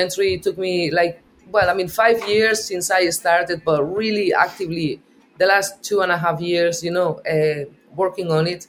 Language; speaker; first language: English; non-native, fluent; Spanish